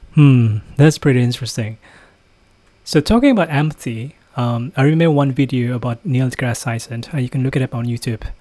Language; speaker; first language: English; non-native, fluent; Indonesian